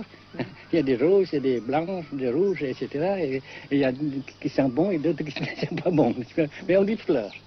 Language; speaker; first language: French; non-native, fluent; Vietnamese